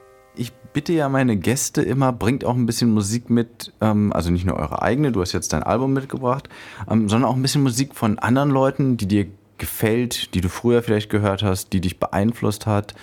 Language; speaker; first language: German; native; German